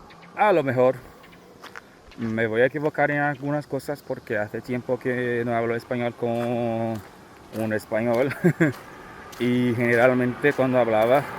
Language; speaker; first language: Spanish; non-native, fluent; Portuguese